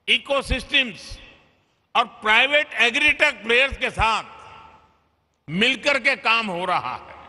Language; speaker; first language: Hindi; non-native, local second language; Gujarati